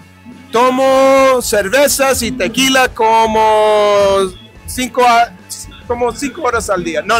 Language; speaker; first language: Spanish; non-native, fluent; English